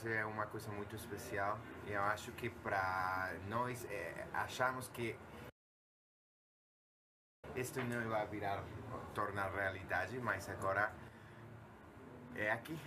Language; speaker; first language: Portuguese; non-native, fluent; Spanish